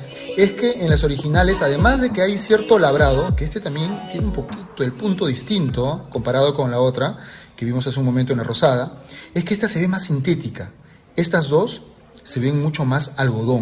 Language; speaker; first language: Spanish; native; Spanish